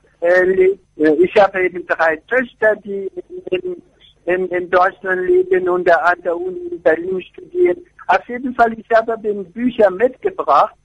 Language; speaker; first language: German; non-native, fluent; Persian